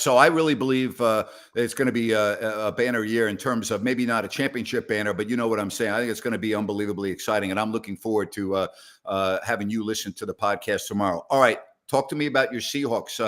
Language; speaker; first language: English; native; English